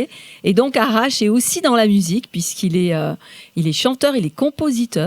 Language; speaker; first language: French; native; French